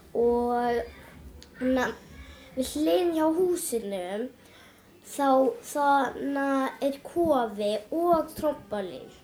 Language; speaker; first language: Icelandic; early bilingual, other home language; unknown